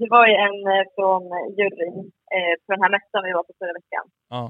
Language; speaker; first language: Swedish; native; Swedish